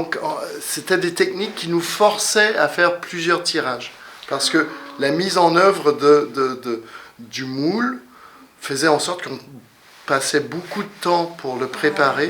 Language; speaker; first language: French; native; French